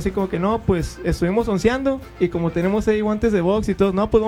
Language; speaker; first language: Spanish; native; Spanish